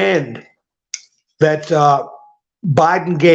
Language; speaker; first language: English; native; English